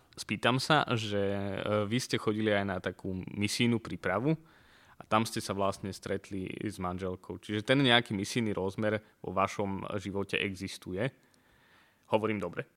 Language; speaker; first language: Slovak; native; Slovak